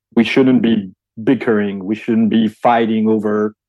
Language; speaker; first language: English; non-native, fluent; French